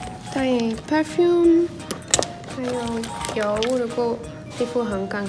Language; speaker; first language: Chinese; non-native, learner; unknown